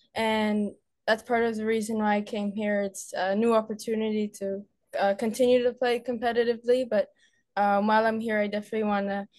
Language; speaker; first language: English; native; English